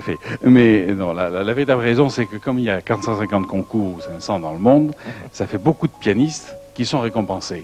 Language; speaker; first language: French; native; French